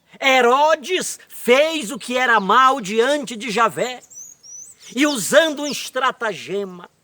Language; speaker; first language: Portuguese; native; Portuguese